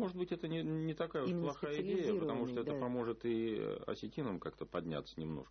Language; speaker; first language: Russian; native; Russian